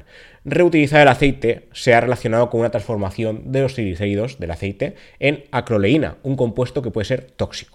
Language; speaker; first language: Spanish; native; Spanish